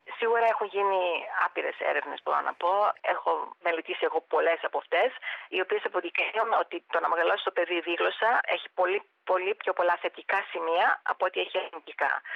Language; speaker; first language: Greek; native; Greek